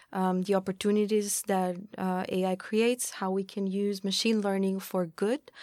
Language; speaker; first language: English; non-native, fluent; German